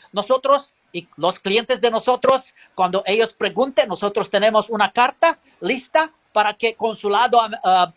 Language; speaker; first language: Spanish; non-native, learner; English